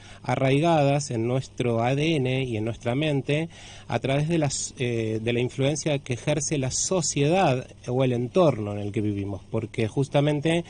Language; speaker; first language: Spanish; native; Spanish